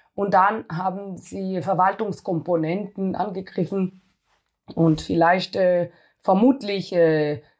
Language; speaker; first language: German; non-native, fluent; Hebrew